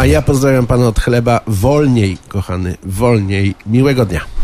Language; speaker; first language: Polish; native; Polish